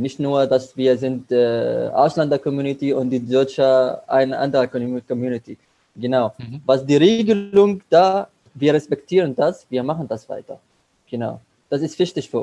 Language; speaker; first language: German; non-native, learner; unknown